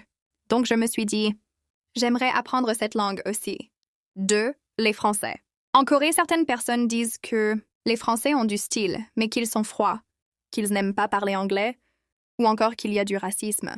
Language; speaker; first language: French; non-native, fluent; Korean